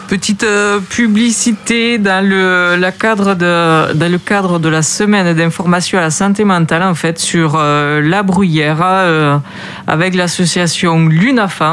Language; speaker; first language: French; native; French